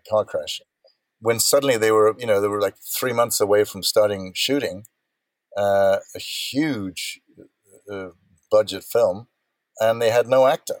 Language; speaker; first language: English; native; English